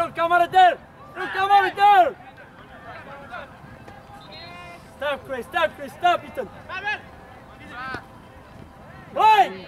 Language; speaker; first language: English; native; English